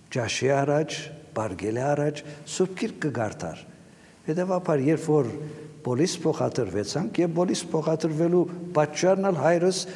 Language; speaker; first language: Armenian; native; Armenian